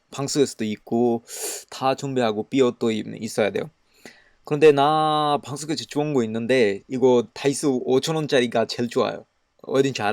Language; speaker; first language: Korean; non-native, learner; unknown